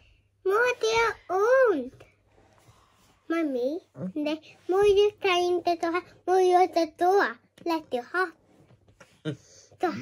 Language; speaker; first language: Swedish; early bilingual, other home language; Mongolian